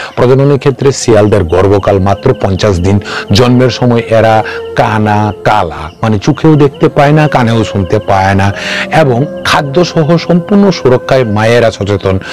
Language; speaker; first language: Bangla; non-native, local second language; Kok Borok